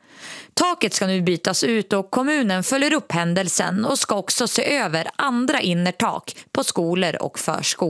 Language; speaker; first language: Swedish; native; Swedish